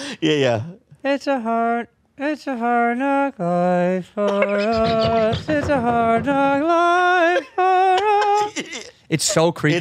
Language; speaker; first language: English; native; English